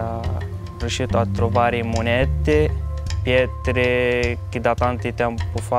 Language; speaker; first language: Italian; non-native, learner; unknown